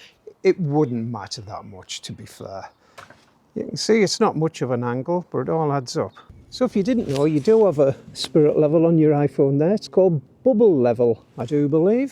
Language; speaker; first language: English; native; English